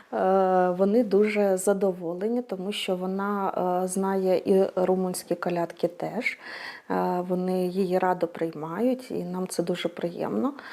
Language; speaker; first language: Ukrainian; native; Ukrainian